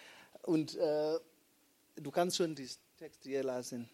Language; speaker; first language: German; non-native, fluent; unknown